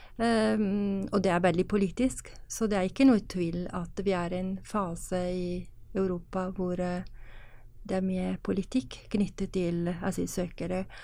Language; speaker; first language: Norwegian; non-native, fluent; Italian